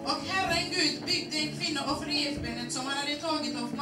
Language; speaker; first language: Swedish; non-native, fluent; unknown